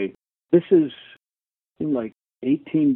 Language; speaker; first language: English; native; English